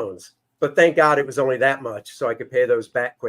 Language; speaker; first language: English; native; English